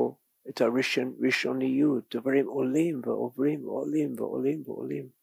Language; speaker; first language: Hebrew; non-native, learner; English